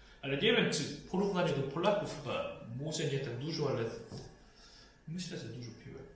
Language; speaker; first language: Polish; non-native, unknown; Korean